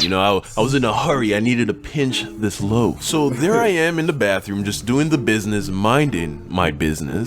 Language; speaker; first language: English; native; English